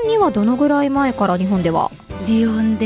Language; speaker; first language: Japanese; native; Japanese